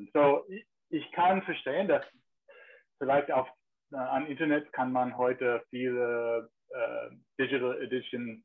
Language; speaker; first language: German; non-native, fluent; English